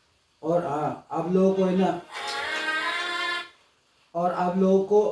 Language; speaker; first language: Hindi; non-native, local second language; Tibetan